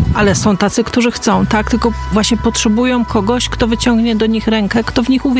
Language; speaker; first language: Polish; native; Polish